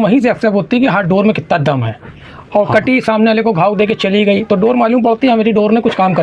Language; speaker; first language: Hindi; native; Hindi